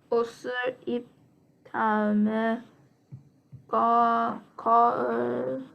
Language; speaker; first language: Korean; non-native, learner; English